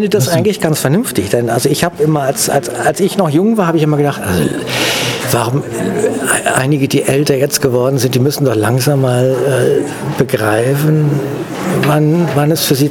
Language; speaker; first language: German; native; German